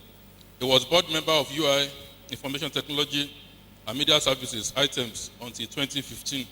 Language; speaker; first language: English; non-native, local second language; Yoruba